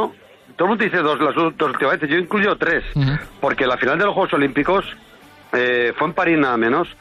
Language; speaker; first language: Spanish; native; Spanish